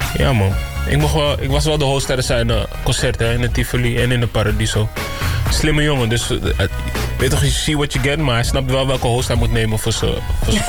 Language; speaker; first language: Dutch; native; Dutch